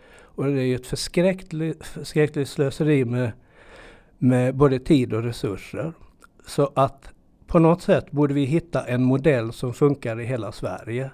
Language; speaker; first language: Swedish; native; Swedish